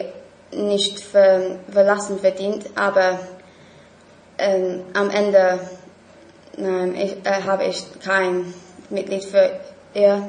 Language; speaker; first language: German; non-native, learner; English